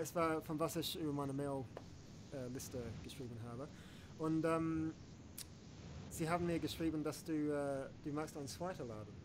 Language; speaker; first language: German; non-native, learner; English